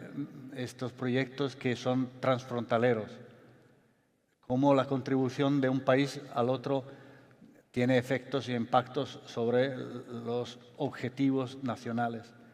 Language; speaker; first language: Spanish; non-native, fluent; Italian